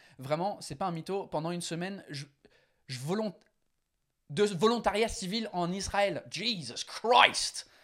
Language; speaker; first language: French; non-native, fluent; English